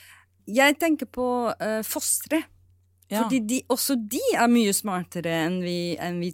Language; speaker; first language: Norwegian; non-native, fluent; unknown